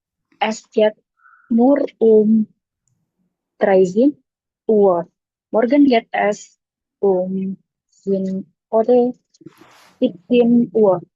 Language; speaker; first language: German; non-native, learner; Indonesian